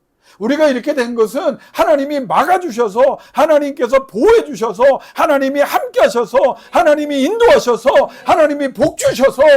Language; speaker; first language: Korean; native; Korean